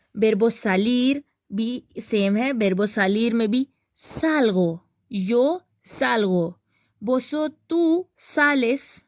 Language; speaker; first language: Spanish; non-native, learner; Urdu